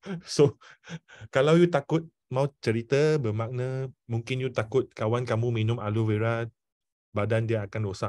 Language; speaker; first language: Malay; non-native, local second language; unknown